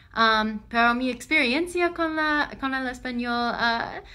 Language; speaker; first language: Spanish; non-native, learner; English